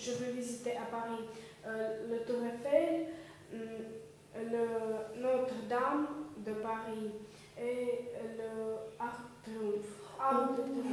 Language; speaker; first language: French; non-native, learner; Russian